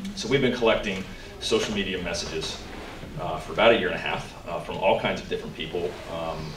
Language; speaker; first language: English; native; English